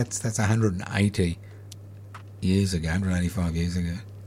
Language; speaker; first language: English; non-native, local second language; Italian